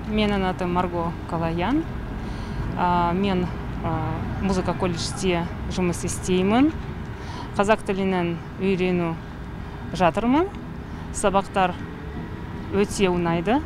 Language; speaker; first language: Kazakh; non-native, learner; Russian